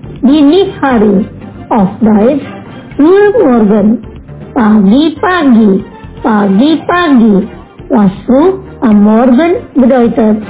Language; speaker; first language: German; non-native, learner; Indonesian